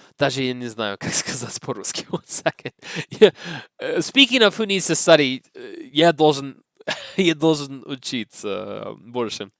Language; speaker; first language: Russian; non-native, learner; English